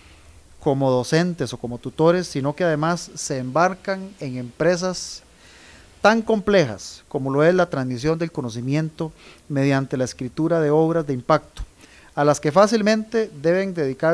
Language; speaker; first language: Spanish; native; Spanish